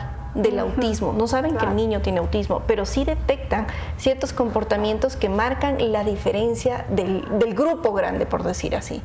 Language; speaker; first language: Spanish; native; Spanish